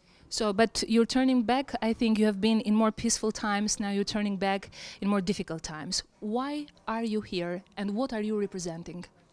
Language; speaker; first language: English; non-native, fluent; Albanian